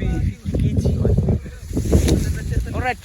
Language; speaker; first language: English; non-native, local second language; Fijian